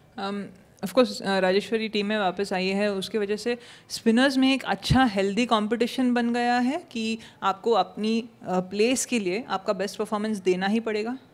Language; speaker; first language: Hindi; native; Hindi